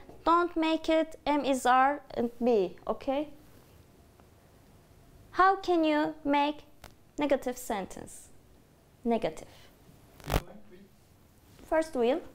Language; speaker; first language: English; non-native, fluent; Turkish